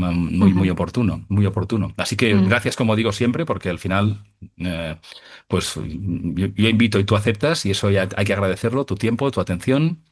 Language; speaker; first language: Spanish; native; Spanish